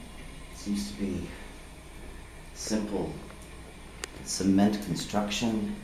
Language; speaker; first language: English; native; English